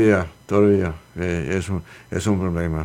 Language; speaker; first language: Spanish; non-native, learner; English